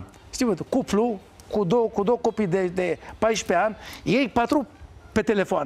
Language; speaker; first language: Romanian; non-native, fluent; Hebrew